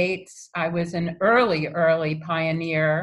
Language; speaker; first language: English; native; English